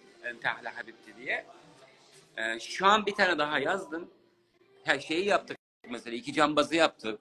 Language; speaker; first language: Turkish; native; Turkish